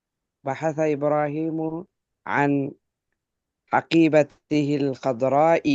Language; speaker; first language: Arabic; non-native, learner; Bangla